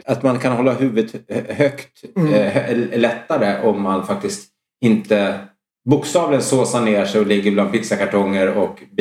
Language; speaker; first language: Swedish; native; Swedish